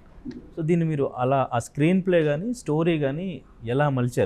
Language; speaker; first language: Telugu; native; Telugu